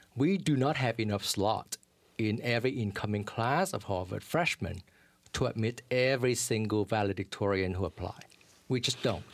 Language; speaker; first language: English; early bilingual, other home language; Vietnamese